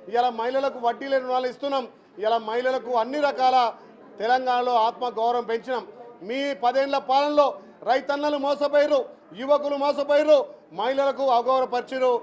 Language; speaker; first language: Telugu; native; Telugu